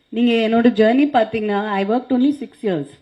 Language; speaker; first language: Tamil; non-native, local second language; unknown